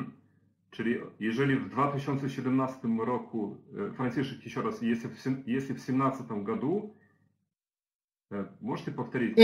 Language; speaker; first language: Polish; native; Polish